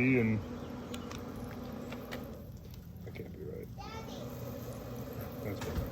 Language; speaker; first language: English; native; English